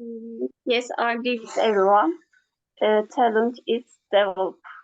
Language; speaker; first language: English; non-native, learner; Turkish